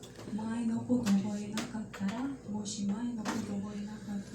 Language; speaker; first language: Japanese; non-native, fluent; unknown